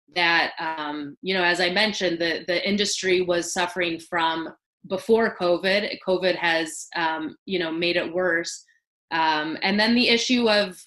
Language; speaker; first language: English; native; English